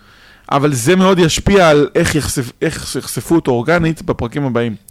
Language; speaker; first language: Hebrew; native; Hebrew